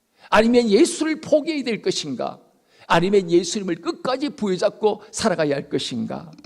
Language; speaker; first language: Korean; native; Korean